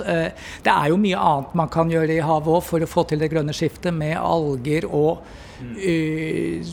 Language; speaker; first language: Norwegian; native; Norwegian